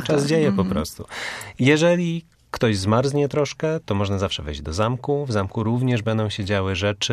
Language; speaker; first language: Polish; native; Polish